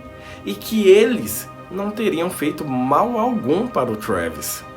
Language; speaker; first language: Portuguese; native; Portuguese